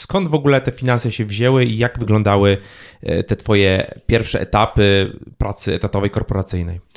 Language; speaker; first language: Polish; native; Polish